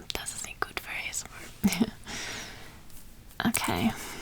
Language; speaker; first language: German; non-native, learner; English